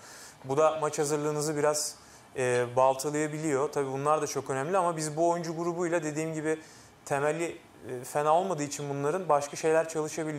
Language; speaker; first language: Turkish; native; Turkish